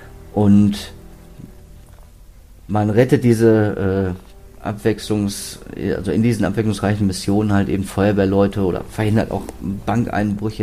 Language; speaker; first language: German; native; German